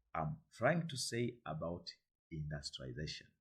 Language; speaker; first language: English; non-native, local second language; Swahili